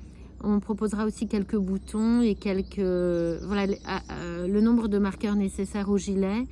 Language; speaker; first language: French; native; French